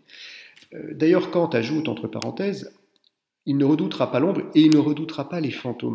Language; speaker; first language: French; native; French